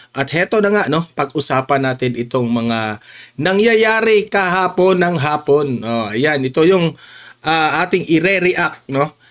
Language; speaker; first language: Filipino; non-native, local second language; Cebuano